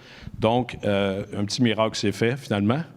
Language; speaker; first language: French; native; French